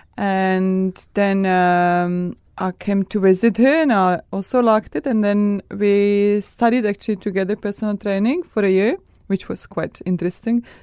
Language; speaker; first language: English; non-native, fluent; Czech